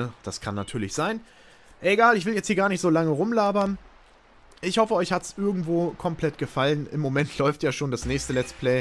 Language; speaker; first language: German; native; German